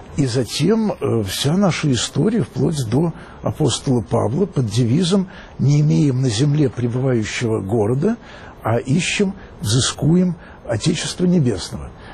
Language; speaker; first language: Russian; native; Russian